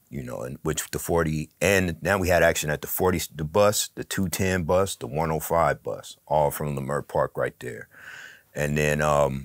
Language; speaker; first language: English; native; English